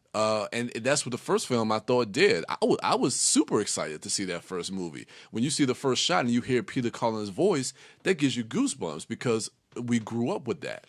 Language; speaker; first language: English; native; English